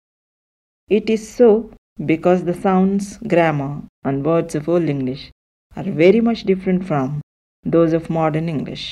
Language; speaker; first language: English; non-native, local second language; Telugu